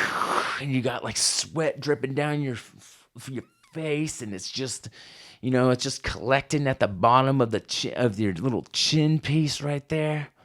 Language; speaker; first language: English; native; English